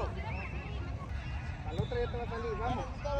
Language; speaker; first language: Spanish; native; Spanish